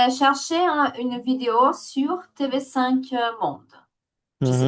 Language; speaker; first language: French; non-native, fluent; Portuguese